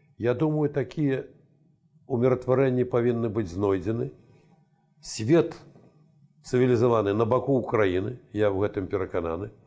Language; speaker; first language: Belarusian; native; Belarusian